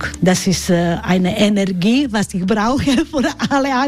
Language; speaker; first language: German; non-native, learner; Croatian